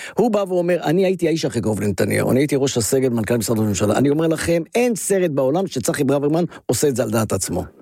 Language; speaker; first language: Hebrew; native; Hebrew